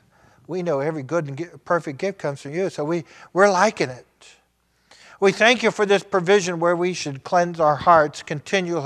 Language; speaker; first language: English; native; English